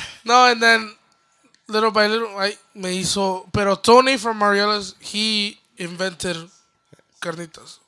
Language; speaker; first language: English; early bilingual, other home language; Spanish